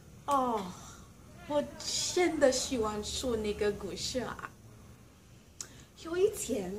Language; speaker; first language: Chinese; non-native, learner; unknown